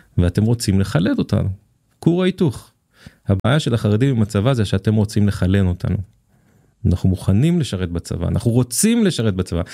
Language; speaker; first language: Hebrew; native; Hebrew